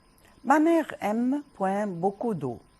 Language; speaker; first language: French; non-native, fluent; Arabic